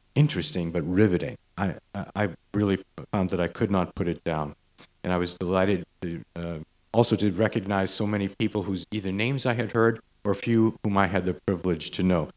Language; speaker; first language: English; native; English